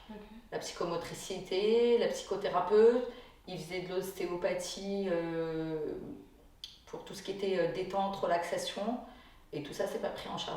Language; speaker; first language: French; native; French